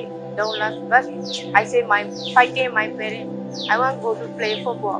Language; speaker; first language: English; non-native, learner; Burmese